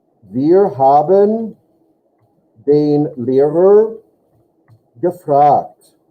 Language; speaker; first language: German; non-native, fluent; English